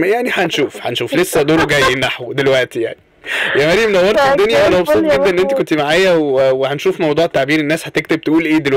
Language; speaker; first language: Arabic; native; Arabic